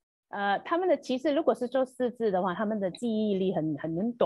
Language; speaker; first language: Chinese; native; Chinese